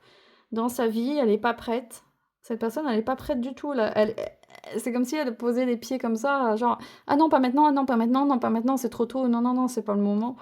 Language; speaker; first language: French; native; French